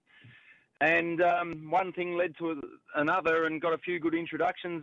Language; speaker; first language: English; native; English